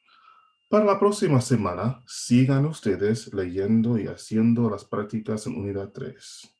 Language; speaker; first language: Spanish; non-native, fluent; English